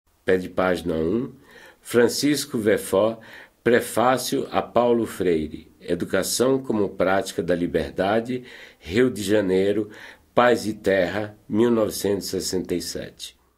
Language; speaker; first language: Portuguese; native; Portuguese